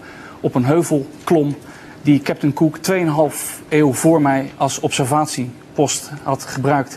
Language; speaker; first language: Dutch; native; Dutch